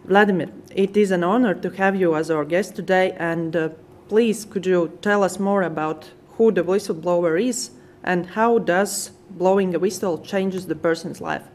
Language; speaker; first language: English; non-native, fluent; Latvian